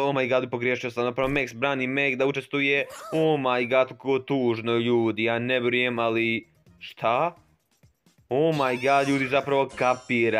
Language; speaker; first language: Serbian; native; Serbian